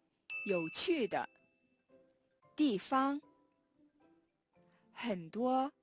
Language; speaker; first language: Chinese; non-native, fluent; Mongolian